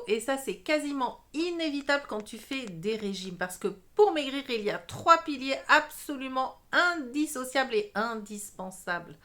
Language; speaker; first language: French; native; French